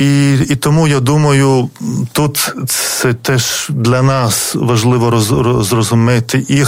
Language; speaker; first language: Ukrainian; non-native, fluent; Lithuanian